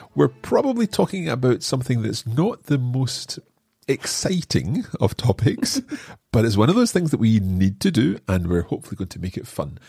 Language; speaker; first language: English; native; English